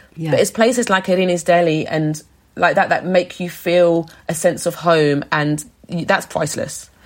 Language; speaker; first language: English; native; English